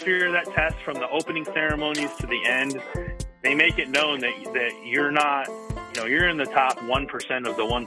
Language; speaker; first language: English; native; English